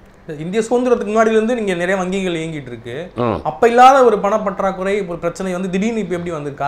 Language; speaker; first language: Tamil; native; Tamil